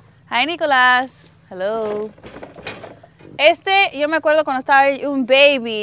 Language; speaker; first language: Spanish; early bilingual, heritage; Spanish